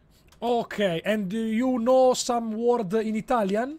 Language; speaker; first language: English; non-native, learner; Italian